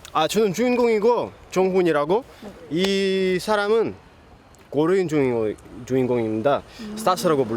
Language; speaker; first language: Korean; non-native, learner; Russian